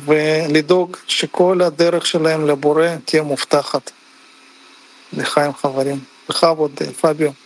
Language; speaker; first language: Hebrew; non-native, fluent; French